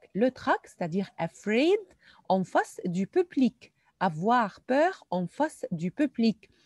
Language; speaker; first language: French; non-native, fluent; Arabic